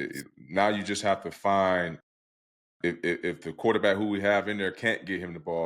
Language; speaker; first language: English; native; English